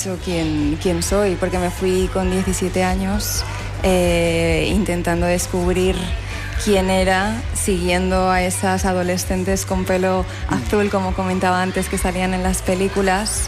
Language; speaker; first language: Spanish; native; Spanish